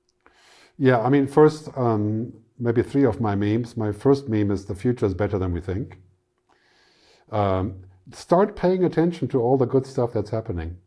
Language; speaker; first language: English; non-native, fluent; German